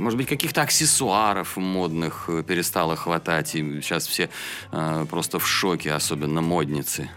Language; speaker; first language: Russian; native; Russian